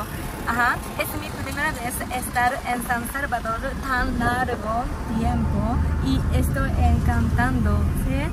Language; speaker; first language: Spanish; non-native, learner; Japanese